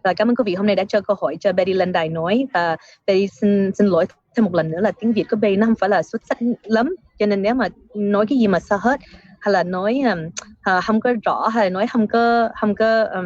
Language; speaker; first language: Vietnamese; early bilingual, heritage; Vietnamese